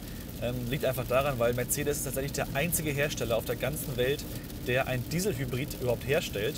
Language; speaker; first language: German; native; German